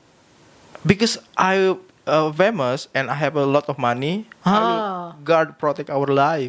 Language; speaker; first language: English; non-native, learner; Indonesian